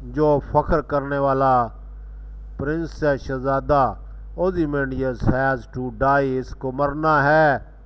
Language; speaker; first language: Urdu; non-native, local second language; Punjabi